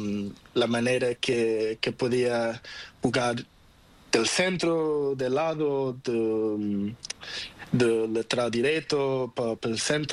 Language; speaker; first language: Spanish; non-native, learner; Portuguese